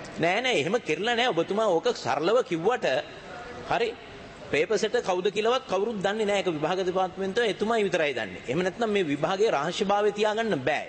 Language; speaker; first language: Sinhala; native; Sinhala